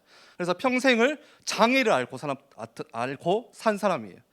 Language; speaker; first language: Korean; native; Korean